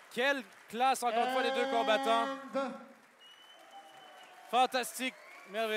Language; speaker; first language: French; native; French